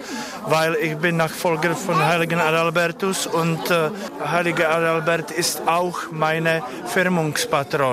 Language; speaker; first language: German; non-native, fluent; Czech